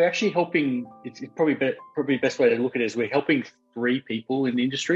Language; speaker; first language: English; native; English